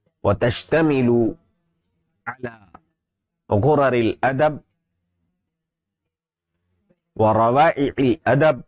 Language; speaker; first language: Arabic; non-native, fluent; Urdu